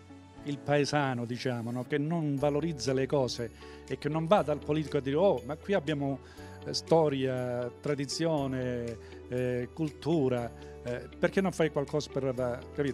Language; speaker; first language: Italian; native; Italian